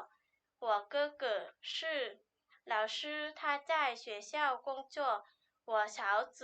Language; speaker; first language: Chinese; non-native, learner; Lao